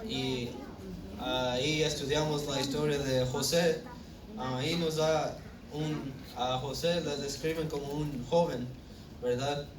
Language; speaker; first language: Spanish; early bilingual, heritage; Spanish